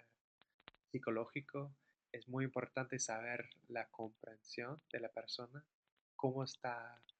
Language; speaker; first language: Spanish; non-native, fluent; English